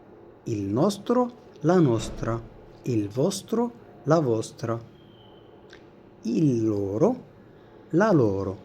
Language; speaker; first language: Italian; non-native, fluent; Arabic